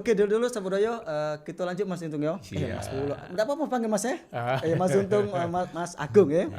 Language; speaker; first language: Indonesian; native; Indonesian